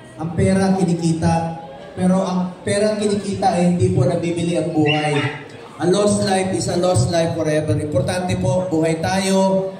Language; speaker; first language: Filipino; non-native, local second language; Cebuano